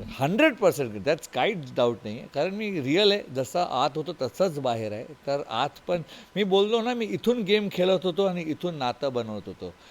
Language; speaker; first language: Marathi; non-native, local second language; Tulu